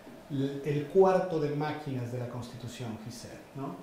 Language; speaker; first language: Spanish; native; Spanish